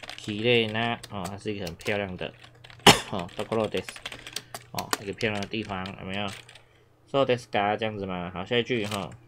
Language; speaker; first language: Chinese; native; Chinese